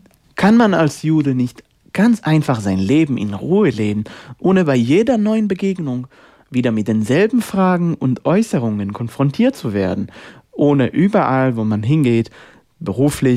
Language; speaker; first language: German; non-native, fluent; Hebrew